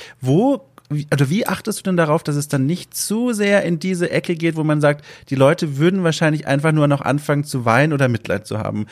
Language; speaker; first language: German; native; German